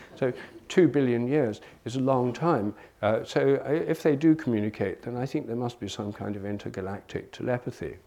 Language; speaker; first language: English; native; English